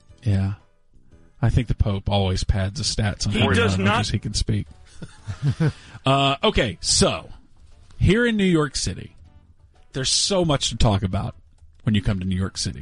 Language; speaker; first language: English; native; English